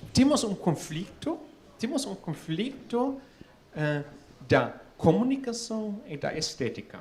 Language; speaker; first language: Portuguese; non-native, fluent; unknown